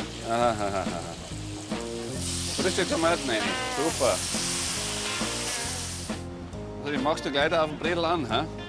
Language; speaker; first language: German; native; German